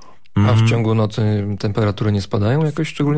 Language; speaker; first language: Polish; native; Polish